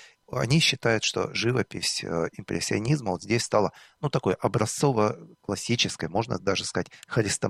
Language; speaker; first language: Russian; native; Russian